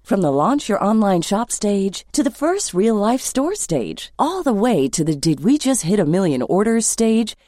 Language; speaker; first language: English; native; English